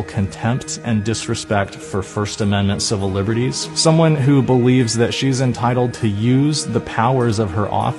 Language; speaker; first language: English; native; English